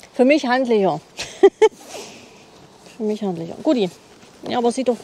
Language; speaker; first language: German; native; German